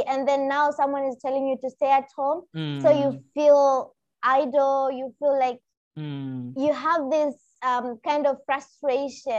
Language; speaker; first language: English; non-native, local second language; Swahili